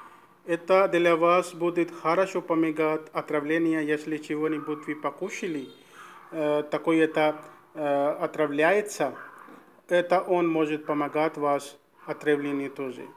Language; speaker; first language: Russian; non-native, learner; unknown